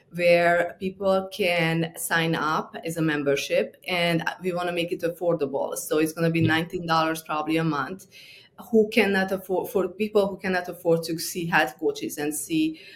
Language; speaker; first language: English; non-native, fluent; Romanian